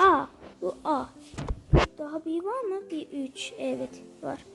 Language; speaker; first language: Turkish; early bilingual, heritage; Turkish